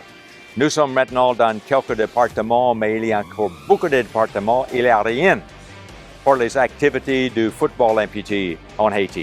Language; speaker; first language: French; non-native, local second language; Haitian Creole